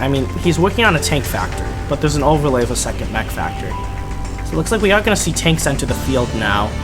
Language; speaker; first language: English; native; English